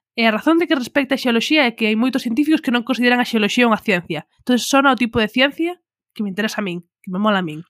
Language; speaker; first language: Galician; non-native, local second language; Spanish